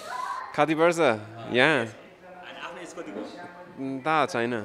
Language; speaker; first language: Nepali; non-native, learner; English